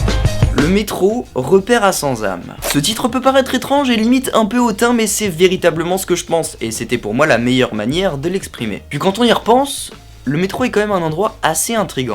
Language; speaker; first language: French; native; French